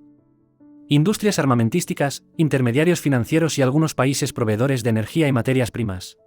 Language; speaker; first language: Spanish; native; Spanish